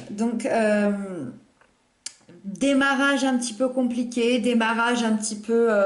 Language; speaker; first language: French; native; French